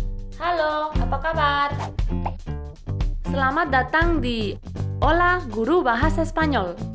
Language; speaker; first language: Indonesian; non-native, fluent; Spanish